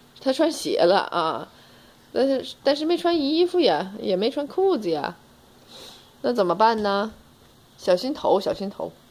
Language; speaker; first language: Chinese; native; Chinese